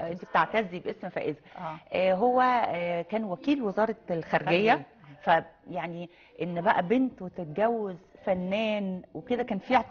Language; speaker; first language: Arabic; native; Arabic